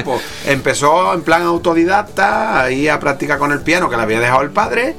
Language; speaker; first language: Spanish; native; Spanish